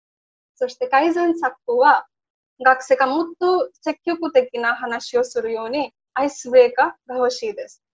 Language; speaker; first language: Japanese; non-native, learner; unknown